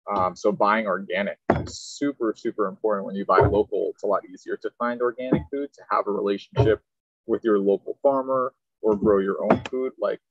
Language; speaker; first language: English; native; English